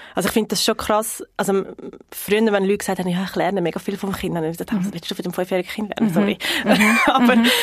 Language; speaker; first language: German; non-native, fluent; Portuguese